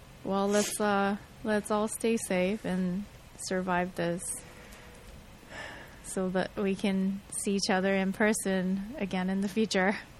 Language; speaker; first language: English; native; English